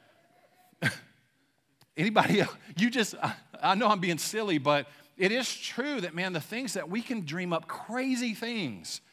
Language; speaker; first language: English; native; English